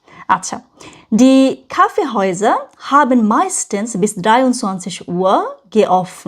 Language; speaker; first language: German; non-native, learner; Bangla